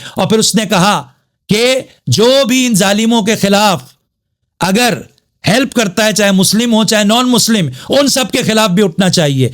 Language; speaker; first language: Urdu; native; Urdu